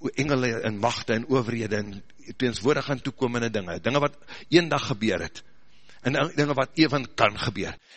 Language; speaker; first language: Afrikaans; native; Afrikaans